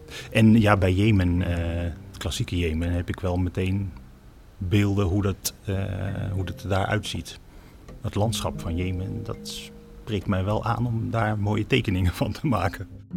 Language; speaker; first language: Dutch; native; Dutch